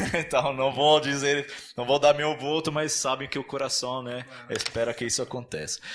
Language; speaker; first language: Portuguese; non-native, fluent; Italian